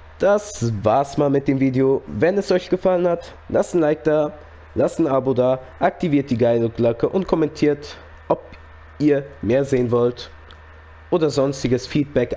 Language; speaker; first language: German; native; German